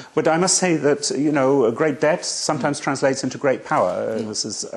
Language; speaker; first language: English; native; English